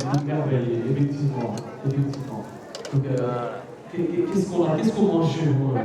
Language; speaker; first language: French; native; French